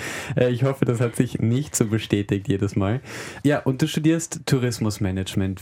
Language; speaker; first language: German; native; German